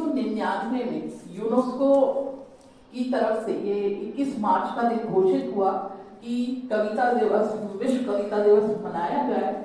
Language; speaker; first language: Hindi; native; Hindi